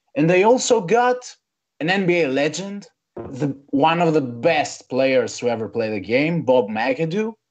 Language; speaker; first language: English; non-native, fluent; Greek